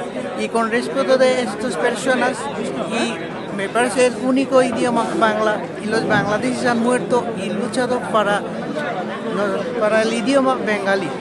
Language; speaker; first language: Spanish; non-native, learner; Bangla